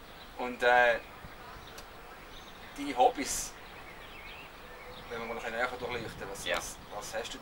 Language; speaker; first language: German; native; German